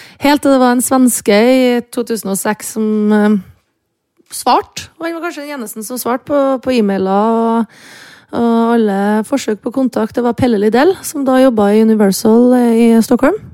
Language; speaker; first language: Norwegian; native; Norwegian